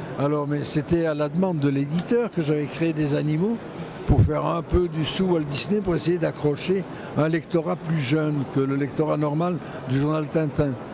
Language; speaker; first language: French; native; French